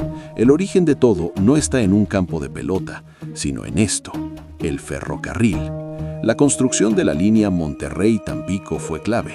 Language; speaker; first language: Spanish; native; Spanish